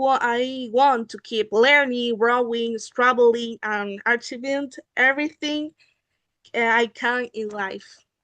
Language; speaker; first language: English; non-native, learner; Spanish